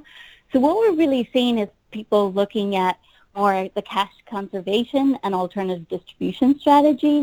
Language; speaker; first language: English; native; English